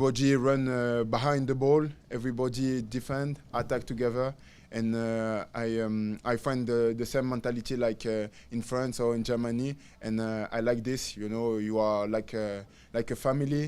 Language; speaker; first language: English; non-native, learner; French